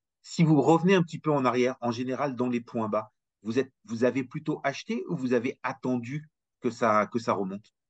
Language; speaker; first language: French; native; French